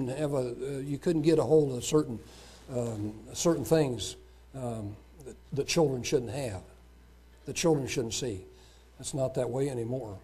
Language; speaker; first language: English; native; English